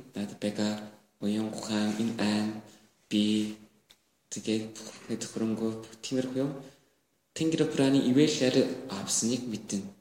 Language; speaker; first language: Mongolian; non-native, learner; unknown